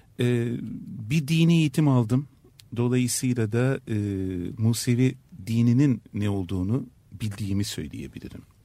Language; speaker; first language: Turkish; native; Turkish